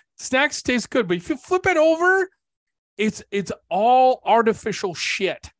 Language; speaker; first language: English; early bilingual, other home language; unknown